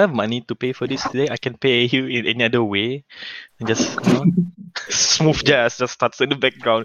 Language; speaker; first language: English; non-native, local second language; Malay